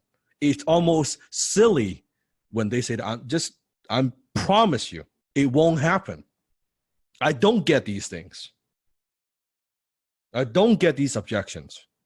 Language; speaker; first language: English; non-native, fluent; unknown